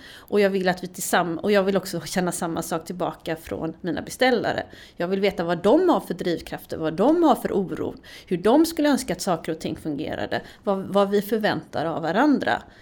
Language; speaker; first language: Swedish; native; Swedish